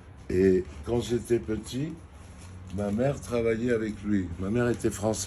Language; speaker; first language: French; non-native, fluent; Georgian